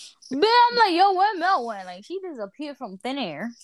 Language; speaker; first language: English; early bilingual, other home language; Spanish